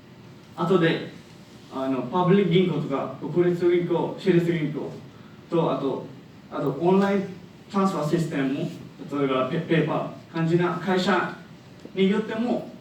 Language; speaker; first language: Japanese; non-native, learner; Bangla